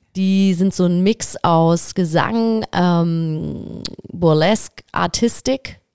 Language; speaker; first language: German; native; German